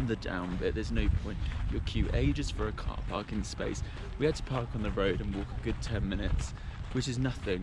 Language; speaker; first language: English; native; English